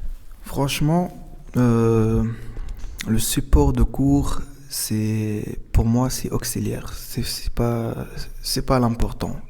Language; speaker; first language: French; non-native, local second language; Arabic